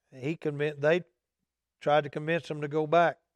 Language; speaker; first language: English; native; English